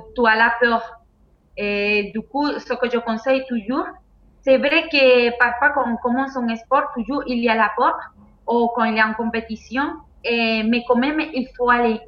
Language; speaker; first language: French; non-native, fluent; Spanish